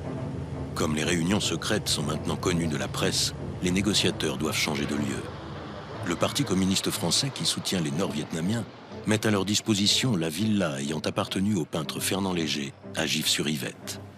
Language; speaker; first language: French; native; French